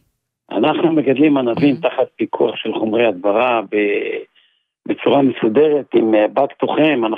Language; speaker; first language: Hebrew; native; Hebrew